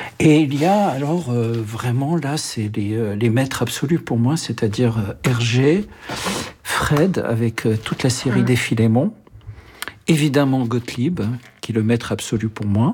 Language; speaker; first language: French; early bilingual, other home language; Arabic